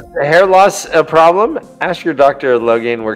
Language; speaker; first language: English; native; English